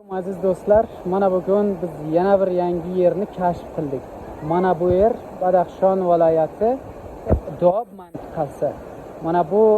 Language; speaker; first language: Uzbek; native; Uzbek